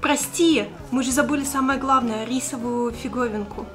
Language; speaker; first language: Russian; native; Russian